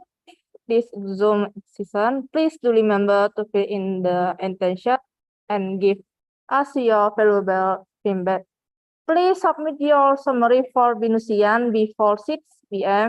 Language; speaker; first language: English; non-native, fluent; Indonesian